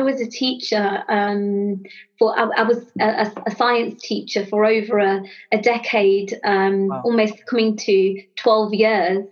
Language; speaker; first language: English; native; English